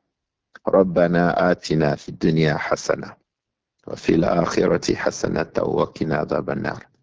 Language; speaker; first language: Arabic; non-native, fluent; Yoruba